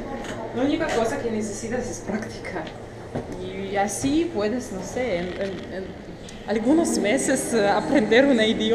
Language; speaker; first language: Spanish; non-native, fluent; Russian